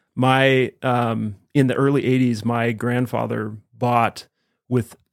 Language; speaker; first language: English; native; English